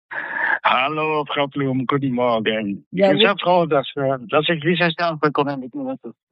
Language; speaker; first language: German; non-native, fluent; Spanish